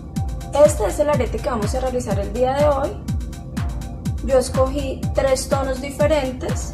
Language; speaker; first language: Spanish; native; Spanish